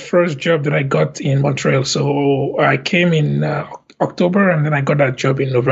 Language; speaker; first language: English; non-native, local second language; Igbo